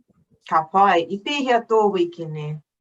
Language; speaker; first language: Māori; non-native, fluent; English